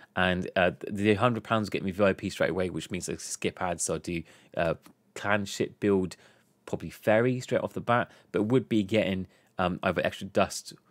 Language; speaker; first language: English; native; English